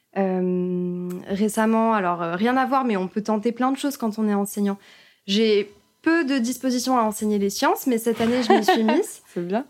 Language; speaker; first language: French; native; French